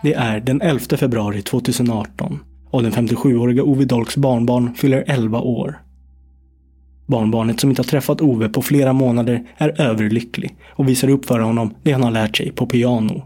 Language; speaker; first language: Swedish; native; Swedish